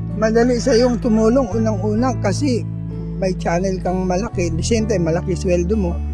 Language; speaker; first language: Filipino; native; Filipino